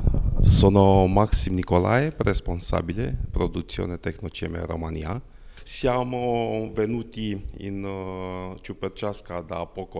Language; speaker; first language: Italian; non-native, learner; Romanian